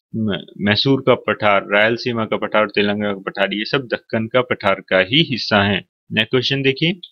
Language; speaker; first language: Hindi; native; Hindi